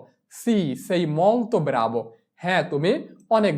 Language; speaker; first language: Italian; non-native, fluent; Bangla